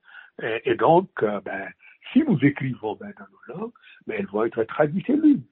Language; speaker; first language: French; non-native, local second language; Wolof